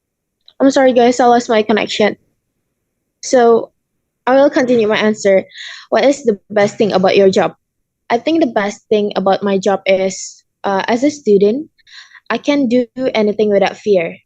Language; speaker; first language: English; non-native, learner; Indonesian